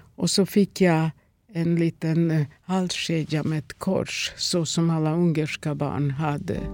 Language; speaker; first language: Swedish; non-native, fluent; Serbian